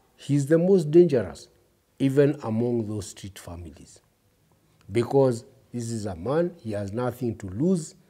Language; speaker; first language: English; early bilingual, other home language; Kikuyu